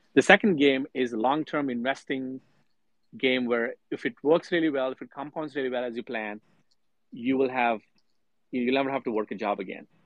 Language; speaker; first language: English; non-native, local second language; Telugu